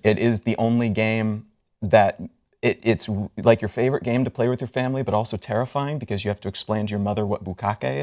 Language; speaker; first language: English; native; English